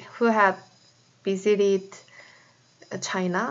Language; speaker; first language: English; non-native, fluent; Korean